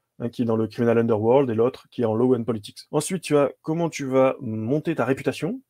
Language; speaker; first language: French; native; French